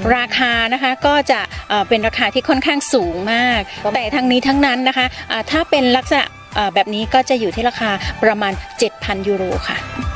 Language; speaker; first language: Thai; native; Thai